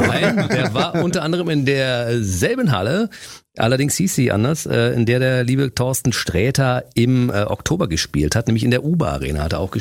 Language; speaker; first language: German; native; German